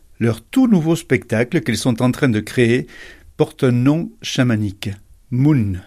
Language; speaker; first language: French; native; French